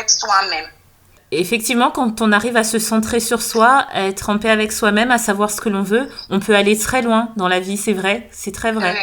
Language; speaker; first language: French; native; French